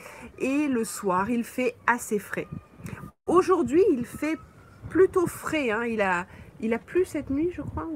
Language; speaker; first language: French; native; French